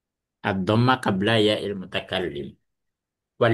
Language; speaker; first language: Arabic; non-native, fluent; Indonesian